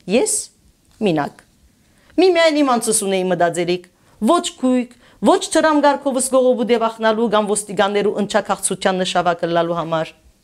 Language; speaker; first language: Armenian; native; Armenian